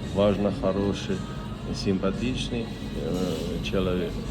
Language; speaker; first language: Russian; non-native, learner; Georgian